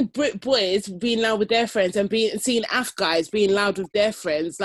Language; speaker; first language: English; native; English